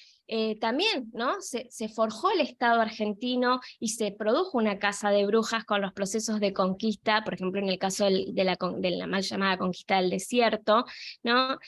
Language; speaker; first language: Spanish; native; Spanish